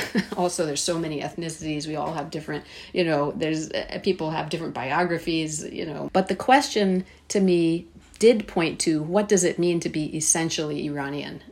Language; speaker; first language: English; early bilingual, heritage; Persian